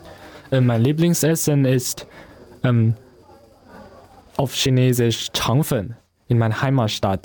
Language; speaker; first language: German; non-native, learner; Chinese